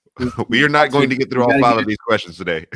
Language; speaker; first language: English; native; English